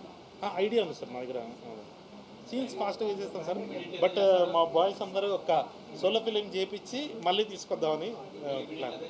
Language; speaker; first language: Telugu; native; Telugu